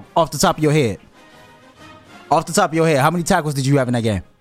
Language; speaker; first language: English; native; English